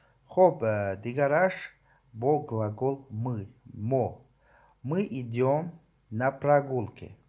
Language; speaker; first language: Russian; non-native, learner; Tajik